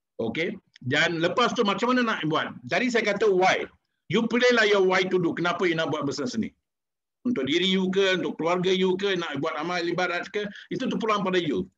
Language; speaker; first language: Malay; non-native, local second language; Tamil